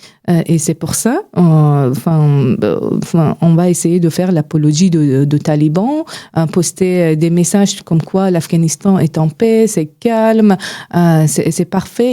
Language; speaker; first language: French; non-native, fluent; Persian